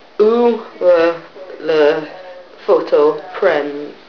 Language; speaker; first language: French; non-native, learner; English